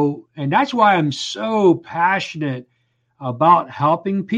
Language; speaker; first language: English; native; English